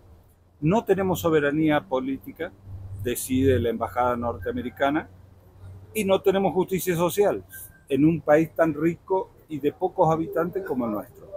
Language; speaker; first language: Spanish; native; Spanish